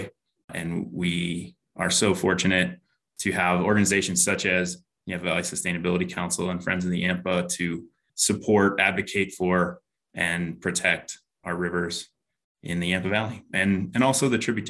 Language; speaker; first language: English; native; English